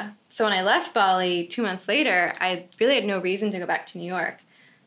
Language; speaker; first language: English; native; English